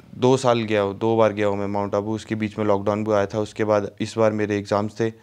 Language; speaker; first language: Hindi; native; Hindi